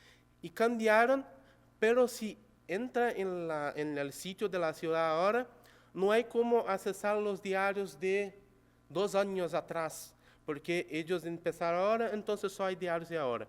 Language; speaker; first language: Spanish; non-native, local second language; Portuguese